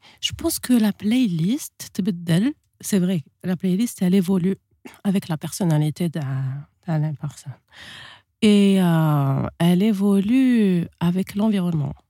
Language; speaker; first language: French; non-native, local second language; Arabic